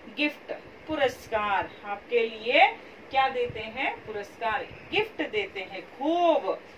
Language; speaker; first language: Hindi; non-native, local second language; Kannada